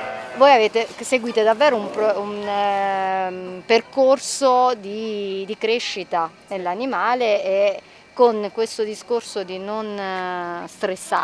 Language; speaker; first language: Italian; native; Italian